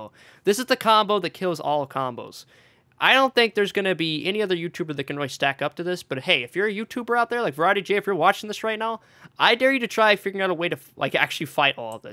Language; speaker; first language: English; native; English